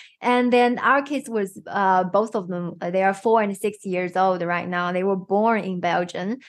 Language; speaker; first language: English; non-native, fluent; Chinese